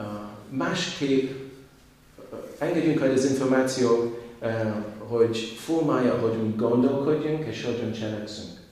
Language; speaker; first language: Hungarian; non-native, learner; English